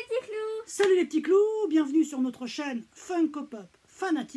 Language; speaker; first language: French; native; French